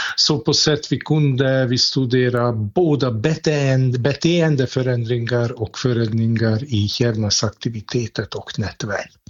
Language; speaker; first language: Swedish; non-native, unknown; Hungarian